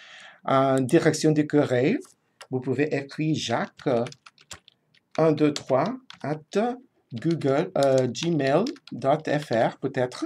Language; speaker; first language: French; non-native, fluent; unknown